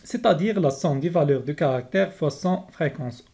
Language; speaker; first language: French; non-native, local second language; Arabic